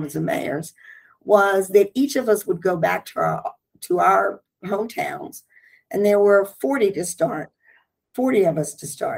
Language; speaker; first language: English; native; English